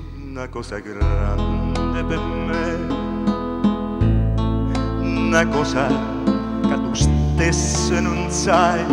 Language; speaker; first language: Italian; native; Italian